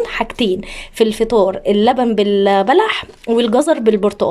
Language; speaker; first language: Arabic; native; Arabic